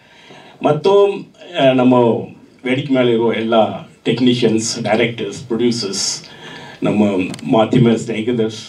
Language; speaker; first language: Kannada; non-native, learner; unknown